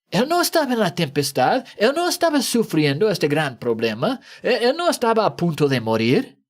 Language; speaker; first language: Spanish; non-native, fluent; English